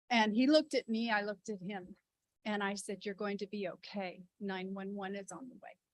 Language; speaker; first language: English; native; English